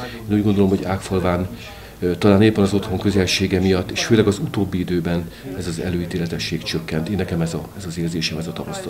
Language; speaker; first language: Hungarian; native; Hungarian